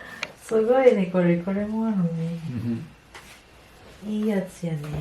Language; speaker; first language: Japanese; non-native, fluent; Filipino